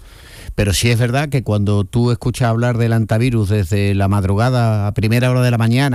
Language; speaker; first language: Spanish; native; Spanish